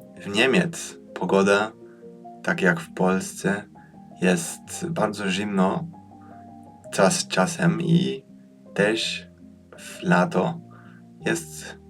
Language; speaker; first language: Polish; early bilingual, heritage; Polish